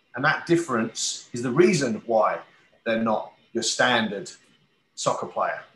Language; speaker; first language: English; native; English